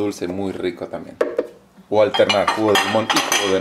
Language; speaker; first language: Spanish; native; Spanish